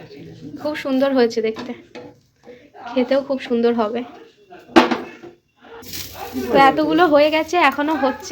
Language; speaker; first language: Bangla; native; Bangla